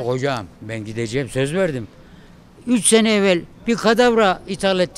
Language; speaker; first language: Turkish; native; Turkish